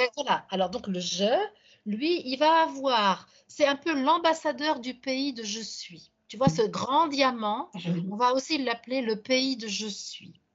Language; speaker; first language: French; native; French